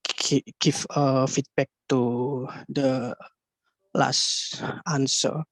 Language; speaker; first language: English; non-native, learner; Indonesian